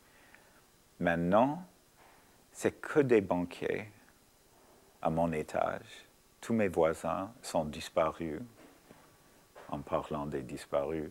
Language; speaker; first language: French; non-native, fluent; English